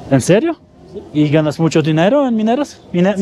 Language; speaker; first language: Spanish; non-native, learner; Polish